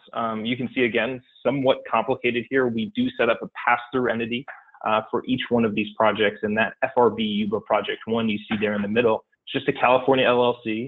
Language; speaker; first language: English; native; English